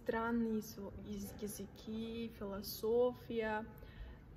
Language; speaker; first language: Russian; non-native, learner; Mongolian